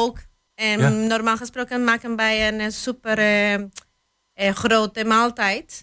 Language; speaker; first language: Dutch; non-native, fluent; Spanish